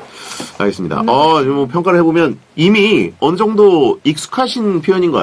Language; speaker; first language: Korean; native; Korean